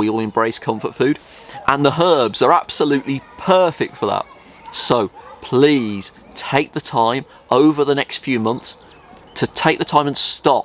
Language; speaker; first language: English; native; English